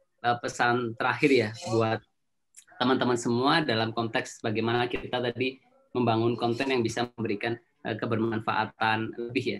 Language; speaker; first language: Indonesian; native; Indonesian